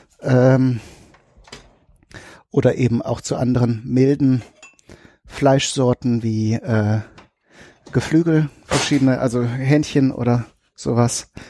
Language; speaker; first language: German; native; German